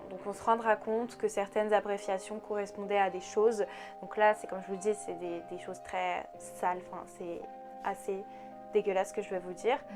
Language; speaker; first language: French; native; French